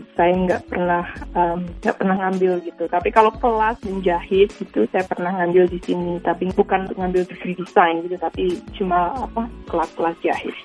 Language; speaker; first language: Indonesian; native; Indonesian